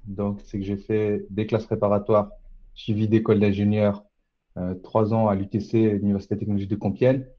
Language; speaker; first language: French; native; French